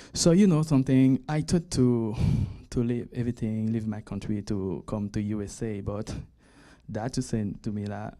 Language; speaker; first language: English; non-native, learner; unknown